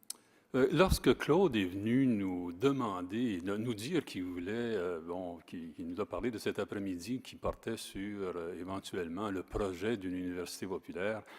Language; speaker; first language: French; native; French